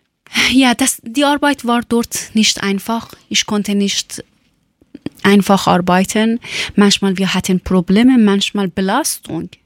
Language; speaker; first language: German; non-native, learner; Persian